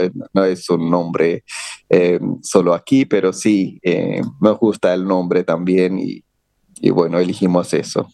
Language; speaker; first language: Spanish; non-native, fluent; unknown